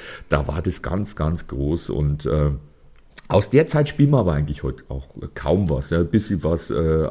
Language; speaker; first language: German; native; German